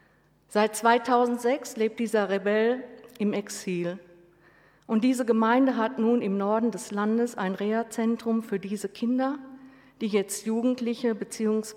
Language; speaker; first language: German; native; German